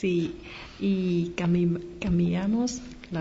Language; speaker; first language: Spanish; non-native, learner; Vietnamese